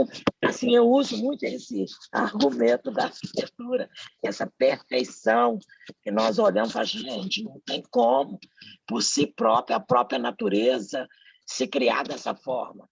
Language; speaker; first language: Portuguese; native; Portuguese